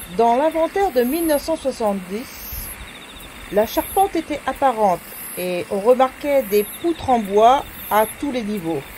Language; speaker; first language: French; native; French